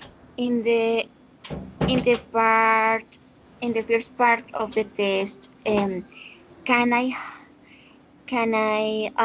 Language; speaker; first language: English; non-native, learner; Spanish